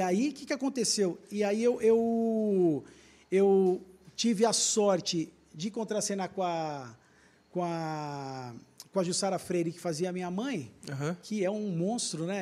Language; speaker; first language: Portuguese; native; Portuguese